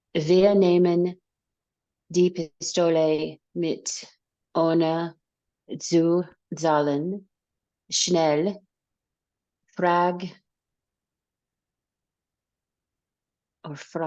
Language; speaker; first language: German; non-native, learner; English